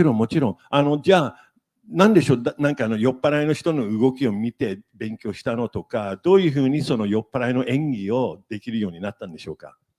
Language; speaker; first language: Japanese; native; Japanese